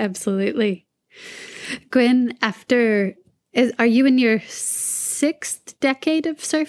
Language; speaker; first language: English; native; English